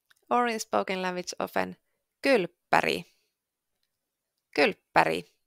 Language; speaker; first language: English; non-native, fluent; Finnish